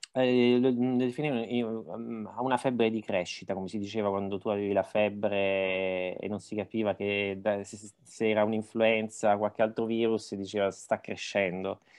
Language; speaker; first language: Italian; native; Italian